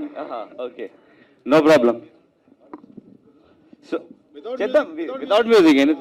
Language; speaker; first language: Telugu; non-native, local second language; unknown